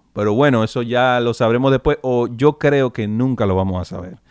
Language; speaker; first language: Spanish; native; Spanish